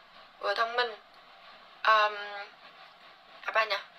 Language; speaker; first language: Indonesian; non-native, learner; Vietnamese